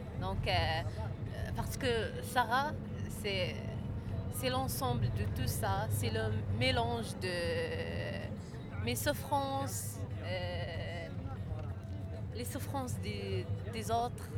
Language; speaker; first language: French; non-native, learner; Arabic